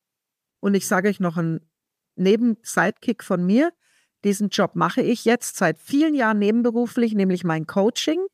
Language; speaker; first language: German; native; German